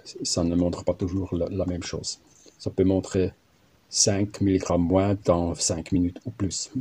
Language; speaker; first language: French; non-native, learner; German